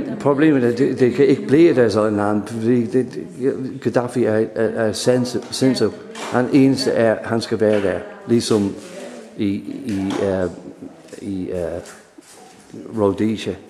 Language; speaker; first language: Danish; non-native, learner; English